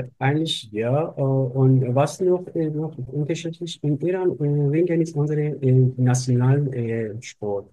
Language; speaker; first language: German; non-native, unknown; Persian